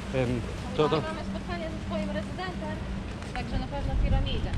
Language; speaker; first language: Polish; native; Polish